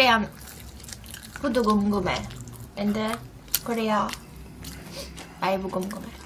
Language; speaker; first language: Korean; non-native, learner; Turkish